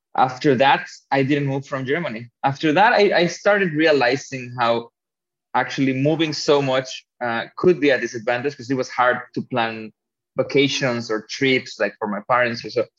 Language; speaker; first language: English; non-native, fluent; Spanish